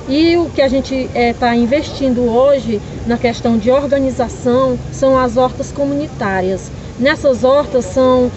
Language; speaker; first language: Portuguese; native; Portuguese